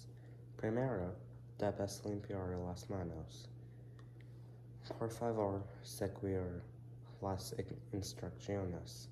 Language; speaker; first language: Spanish; non-native, learner; English